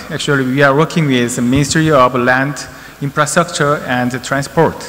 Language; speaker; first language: English; non-native, learner; Korean